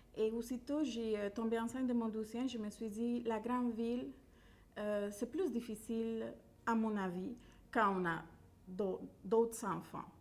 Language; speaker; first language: French; non-native, fluent; Spanish